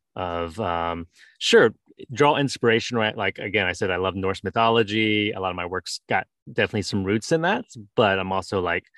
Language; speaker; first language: English; native; English